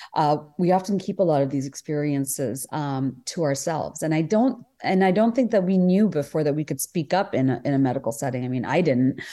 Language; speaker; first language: English; non-native, local second language; Bangla